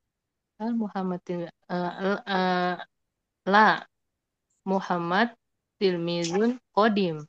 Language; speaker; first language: Arabic; non-native, learner; Indonesian